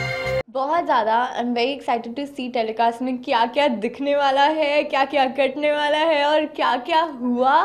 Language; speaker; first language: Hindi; native; Hindi